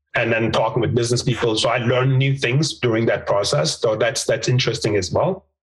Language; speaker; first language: English; non-native, fluent; Turkish